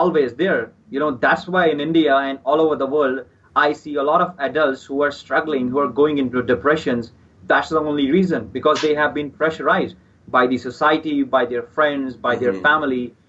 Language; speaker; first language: English; non-native, local second language; Punjabi